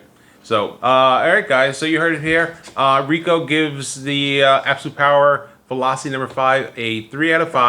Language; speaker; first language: English; native; English